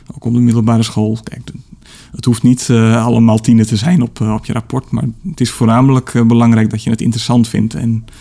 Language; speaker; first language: Dutch; native; Dutch